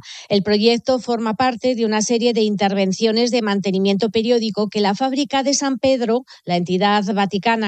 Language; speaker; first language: Spanish; native; Spanish